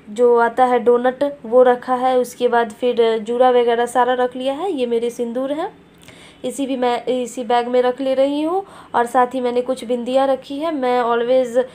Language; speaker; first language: Hindi; native; Hindi